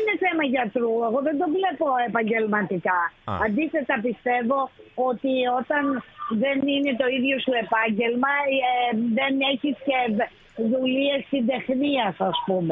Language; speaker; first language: Greek; native; Greek